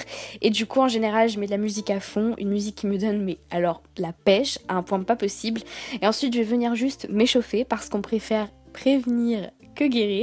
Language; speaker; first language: French; native; French